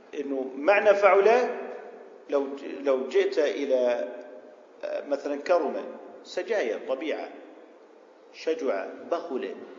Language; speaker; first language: Arabic; native; Arabic